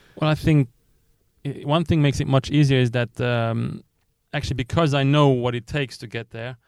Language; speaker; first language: English; non-native, fluent; Luxembourgish